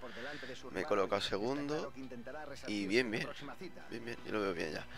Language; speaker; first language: Spanish; native; Spanish